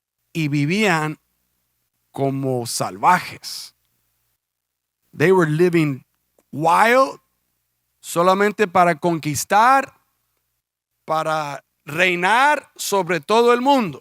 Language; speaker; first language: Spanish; early bilingual, heritage; Spanish